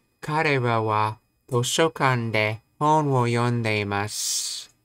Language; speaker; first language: Japanese; non-native, learner; English